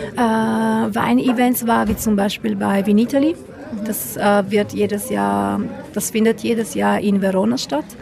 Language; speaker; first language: German; non-native, fluent; Italian